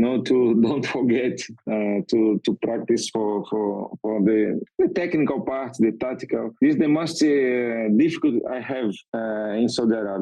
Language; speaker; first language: English; non-native, learner; Portuguese